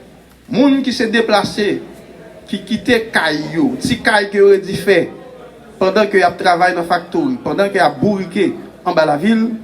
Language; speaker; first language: French; non-native, local second language; Haitian Creole